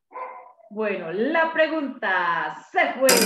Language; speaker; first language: Spanish; native; Spanish